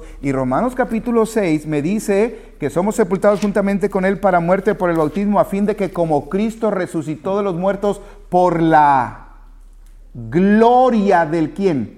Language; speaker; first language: Spanish; native; Spanish